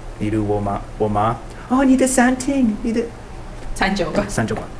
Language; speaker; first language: Chinese; non-native, learner; English